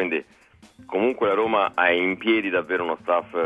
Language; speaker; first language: Italian; native; Italian